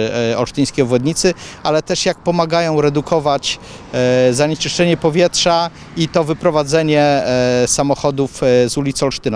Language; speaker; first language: Polish; native; Polish